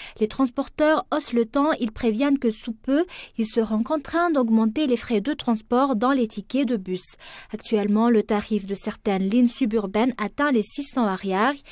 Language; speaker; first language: French; non-native, local second language; Malagasy